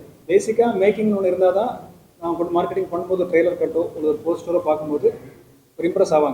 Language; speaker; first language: Tamil; native; Tamil